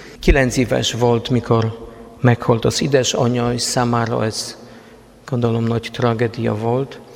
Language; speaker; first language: Hungarian; non-native, fluent; Polish